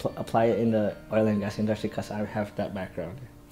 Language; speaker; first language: English; non-native, fluent; Indonesian